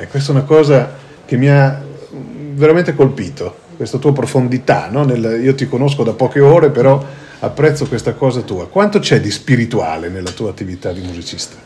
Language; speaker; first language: Italian; native; Italian